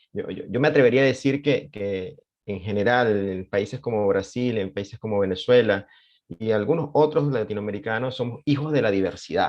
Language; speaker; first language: Spanish; native; Spanish